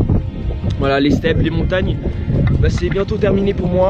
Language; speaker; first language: French; native; French